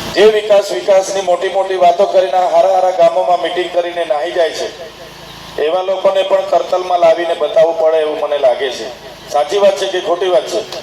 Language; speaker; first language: Gujarati; non-native, local second language; Vasavi